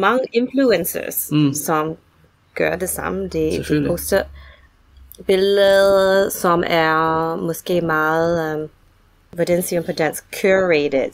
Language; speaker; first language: Danish; non-native, fluent; English